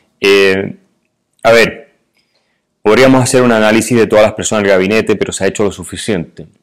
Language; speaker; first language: Spanish; native; Spanish